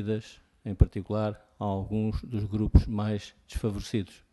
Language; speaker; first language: Portuguese; native; Portuguese